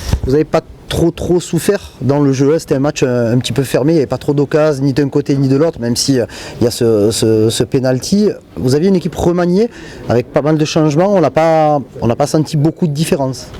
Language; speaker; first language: French; native; French